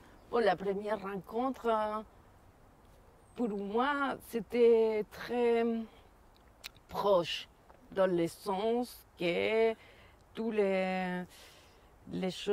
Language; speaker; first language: French; non-native, fluent; Spanish